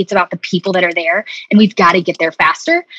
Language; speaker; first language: English; native; English